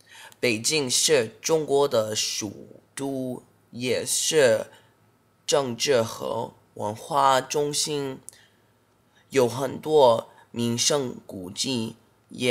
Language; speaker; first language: Chinese; non-native, learner; English